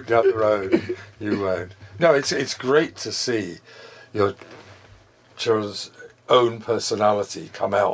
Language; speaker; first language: English; native; English